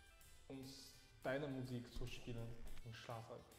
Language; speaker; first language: German; non-native, learner; Chinese